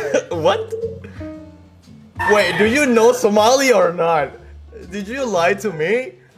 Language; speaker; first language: English; non-native, fluent; Indonesian